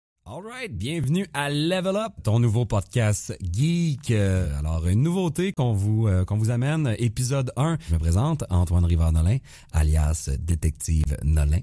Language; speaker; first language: French; native; French